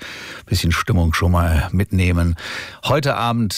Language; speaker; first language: German; native; German